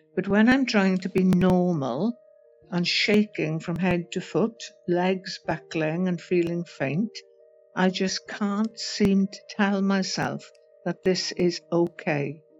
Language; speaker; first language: English; native; English